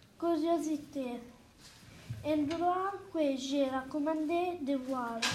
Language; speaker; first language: French; non-native, learner; Italian